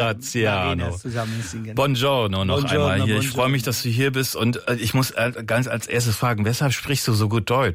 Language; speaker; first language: German; native; German